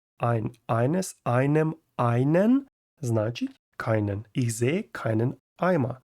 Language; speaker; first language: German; non-native, fluent; Ukrainian